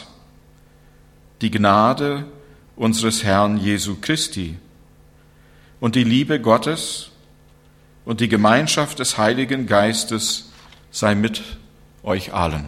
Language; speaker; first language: German; non-native, fluent; English